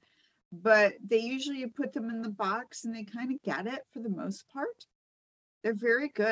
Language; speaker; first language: English; native; English